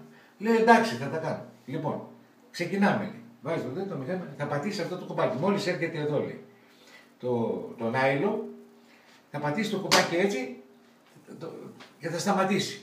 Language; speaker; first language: Greek; native; Greek